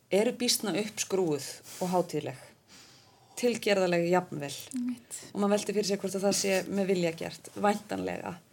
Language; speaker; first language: Icelandic; native; Icelandic